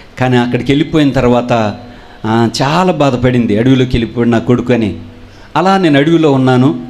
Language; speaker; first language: Telugu; non-native, local second language; Koya